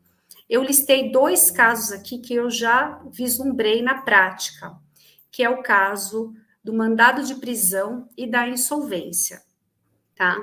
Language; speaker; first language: Portuguese; native; Portuguese